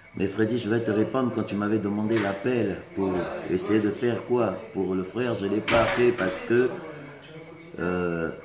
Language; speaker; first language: French; non-native, local second language; Lingala